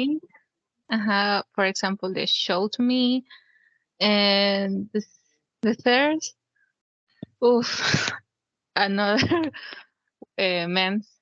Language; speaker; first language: English; non-native, learner; Spanish